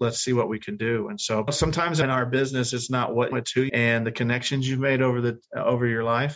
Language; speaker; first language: English; native; English